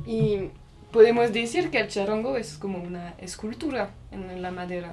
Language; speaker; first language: Spanish; non-native, fluent; French